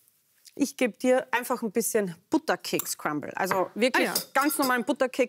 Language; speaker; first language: German; native; German